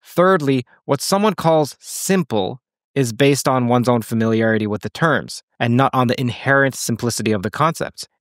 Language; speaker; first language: English; native; English